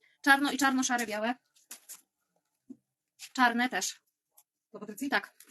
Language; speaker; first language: Polish; native; Polish